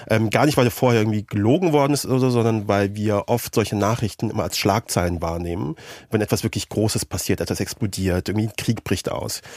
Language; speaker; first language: German; early bilingual, other home language; Persian